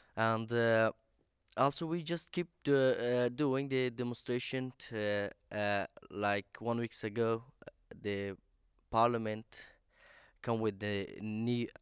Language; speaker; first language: English; non-native, learner; Persian